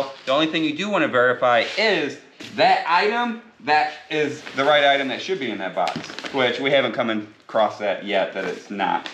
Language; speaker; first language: English; native; English